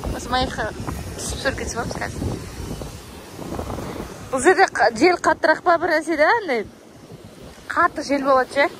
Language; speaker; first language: Kazakh; native; Kazakh